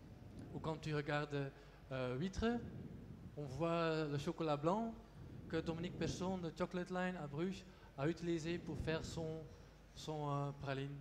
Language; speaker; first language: French; non-native, local second language; Dutch